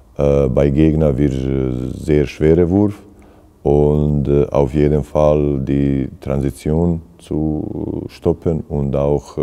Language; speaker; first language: German; non-native, fluent; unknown